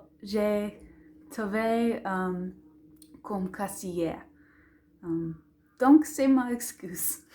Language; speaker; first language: French; non-native, learner; English